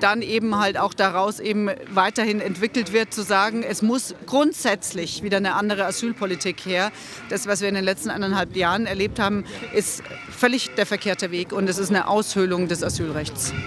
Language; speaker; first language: German; native; German